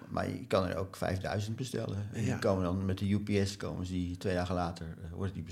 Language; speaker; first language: Dutch; native; Dutch